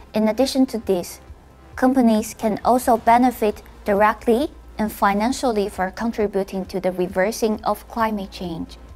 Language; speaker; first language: English; non-native, fluent; Chinese